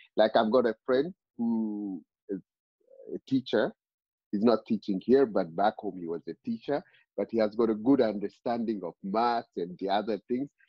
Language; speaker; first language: English; non-native, fluent; Amharic